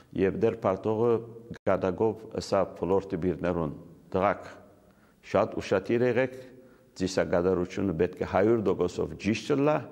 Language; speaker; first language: Armenian; early bilingual, heritage; Armenian